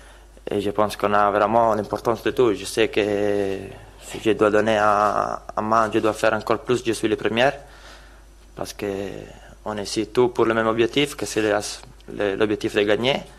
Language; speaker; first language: French; non-native, fluent; Italian